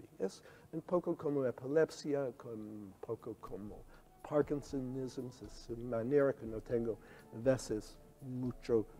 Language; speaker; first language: Spanish; non-native, learner; English